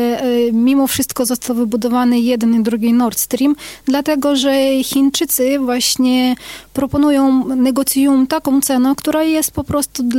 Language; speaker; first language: Polish; non-native, fluent; Ukrainian